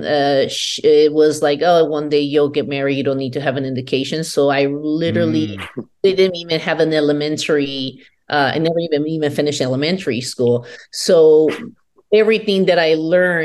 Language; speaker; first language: English; non-native, fluent; Spanish